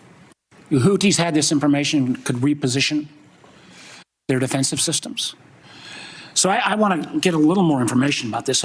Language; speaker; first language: English; native; English